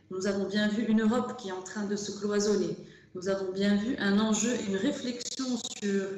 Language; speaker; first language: French; non-native, local second language; Arabic